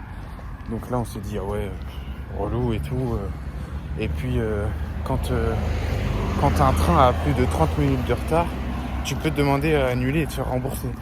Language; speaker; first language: French; native; French